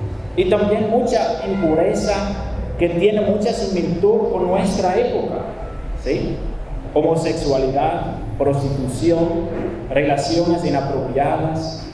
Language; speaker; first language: Spanish; non-native, fluent; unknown